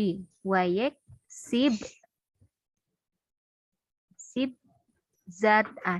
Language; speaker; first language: Persian; non-native, learner; Indonesian